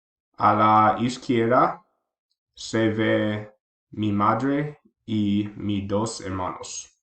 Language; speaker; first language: Spanish; non-native, learner; English